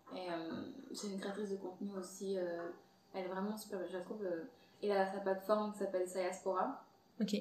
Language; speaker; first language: French; non-native, fluent; Portuguese